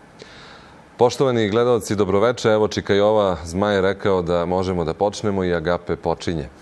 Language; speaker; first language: Croatian; native; Croatian